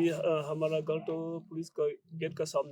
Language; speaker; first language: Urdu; non-native, local second language; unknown